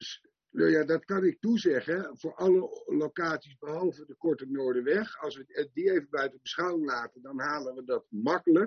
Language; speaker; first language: Dutch; native; Dutch